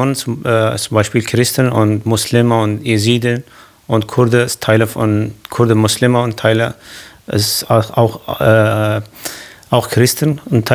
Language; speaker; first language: German; non-native, learner; Arabic